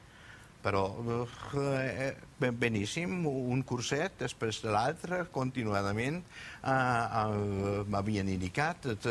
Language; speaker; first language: Catalan; non-native, fluent; German